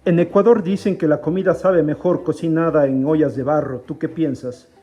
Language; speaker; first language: Spanish; native; Spanish